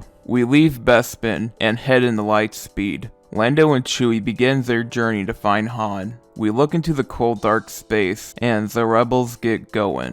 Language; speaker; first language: English; native; English